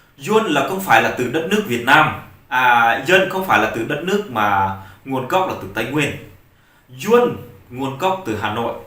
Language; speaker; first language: Vietnamese; non-native, local second language; Jarai